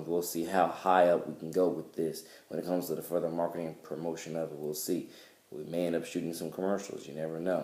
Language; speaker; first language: English; native; English